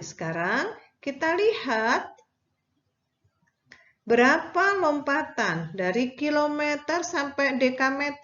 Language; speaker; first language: Indonesian; native; Indonesian